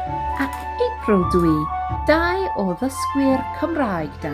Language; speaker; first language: Welsh; non-native, learner; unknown